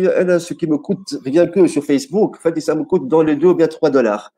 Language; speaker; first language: French; non-native, local second language; Arabic